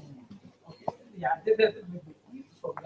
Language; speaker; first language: English; non-native, learner; Indonesian